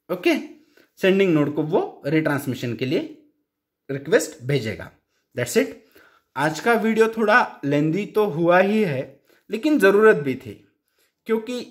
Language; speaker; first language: Hindi; non-native, local second language; Marathi